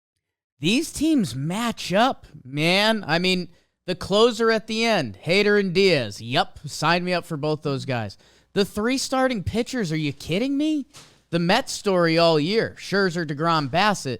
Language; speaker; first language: English; native; English